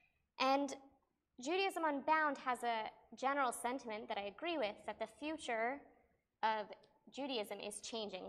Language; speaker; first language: English; native; English